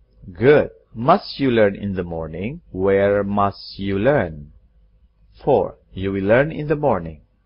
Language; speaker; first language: English; non-native, fluent; Indonesian